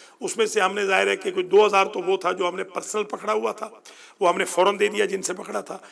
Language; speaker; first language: Urdu; non-native, local second language; Punjabi